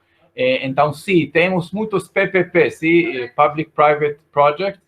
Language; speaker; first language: Portuguese; non-native, fluent; Hebrew